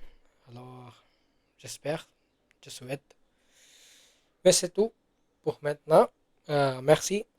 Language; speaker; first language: French; non-native, learner; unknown